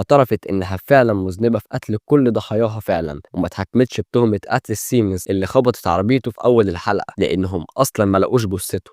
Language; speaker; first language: Arabic; native; Arabic